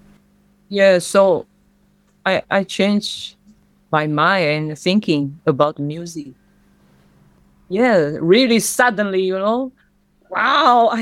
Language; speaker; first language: English; non-native, learner; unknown